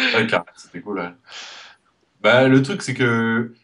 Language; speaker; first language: French; native; French